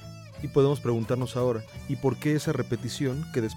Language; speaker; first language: Spanish; native; Spanish